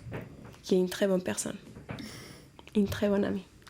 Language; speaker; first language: French; non-native, fluent; Spanish